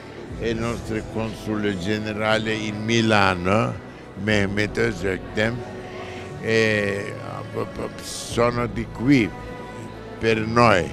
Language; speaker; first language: Italian; non-native, learner; Turkish